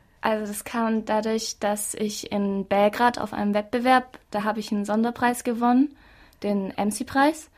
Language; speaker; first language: German; native; German